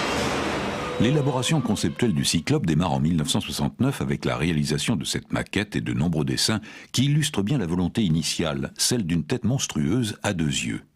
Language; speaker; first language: French; native; French